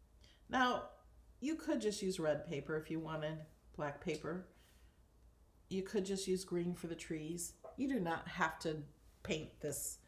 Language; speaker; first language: English; native; English